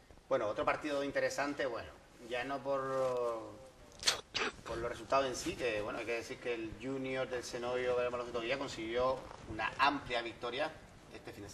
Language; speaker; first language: Spanish; native; Spanish